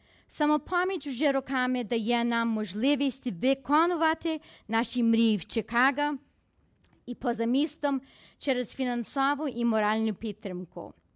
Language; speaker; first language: Ukrainian; early bilingual, heritage; Ukrainian